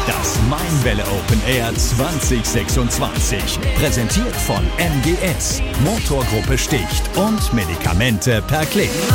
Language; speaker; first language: German; native; German